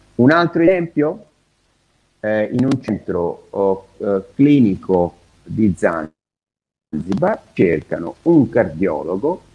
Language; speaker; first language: Italian; native; Italian